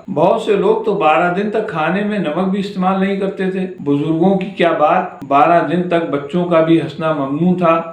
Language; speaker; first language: Urdu; native; Urdu